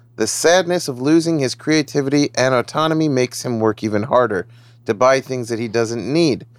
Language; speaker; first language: English; native; English